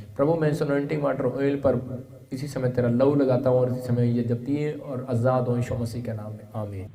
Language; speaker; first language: Hindi; non-native, local second language; Punjabi